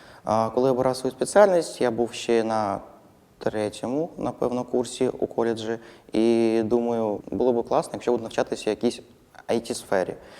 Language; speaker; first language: Ukrainian; non-native, fluent; Russian